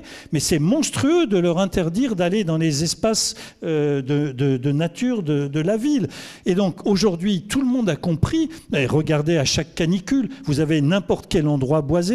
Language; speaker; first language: French; native; French